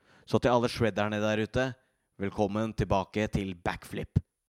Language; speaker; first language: Norwegian; native; Norwegian